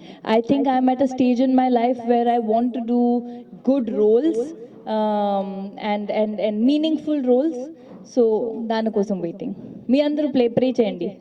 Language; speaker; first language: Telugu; non-native, fluent; Hindi